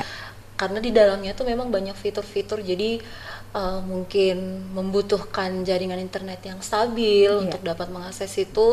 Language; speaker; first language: Indonesian; native; Indonesian